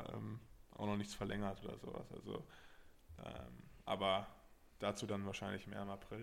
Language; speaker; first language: German; native; German